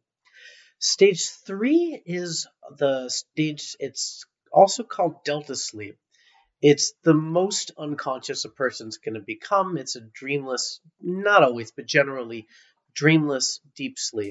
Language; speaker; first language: English; native; English